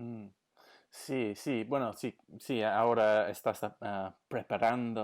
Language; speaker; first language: Spanish; non-native, fluent; English